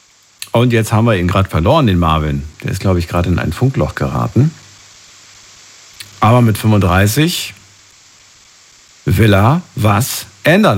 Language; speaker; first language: German; native; German